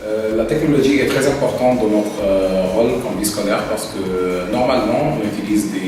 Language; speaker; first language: French; non-native, fluent; Arabic